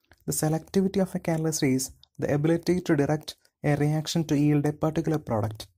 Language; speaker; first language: English; non-native, local second language; Malayalam